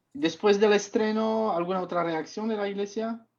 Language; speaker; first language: Spanish; non-native, fluent; Czech